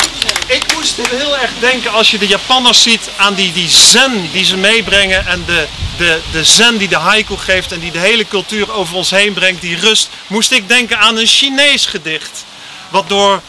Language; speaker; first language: Dutch; native; Dutch